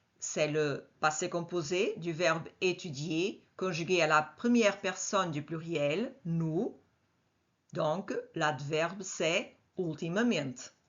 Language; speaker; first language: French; non-native, fluent; Portuguese